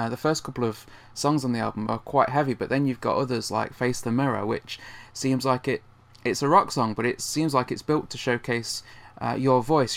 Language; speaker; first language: English; native; English